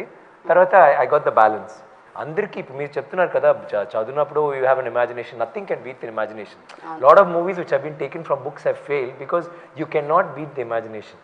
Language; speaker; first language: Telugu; non-native, fluent; Tamil